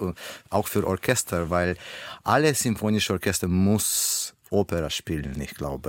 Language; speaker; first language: German; non-native, learner; Russian